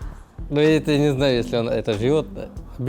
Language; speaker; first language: Russian; non-native, learner; Slovak